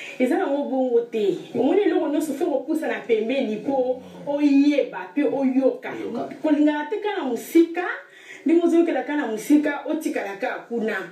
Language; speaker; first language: Lingala; non-native, local second language; Kongo